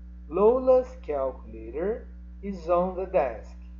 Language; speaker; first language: English; non-native, fluent; Portuguese